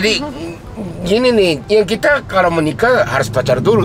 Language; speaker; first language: Indonesian; non-native, fluent; Japanese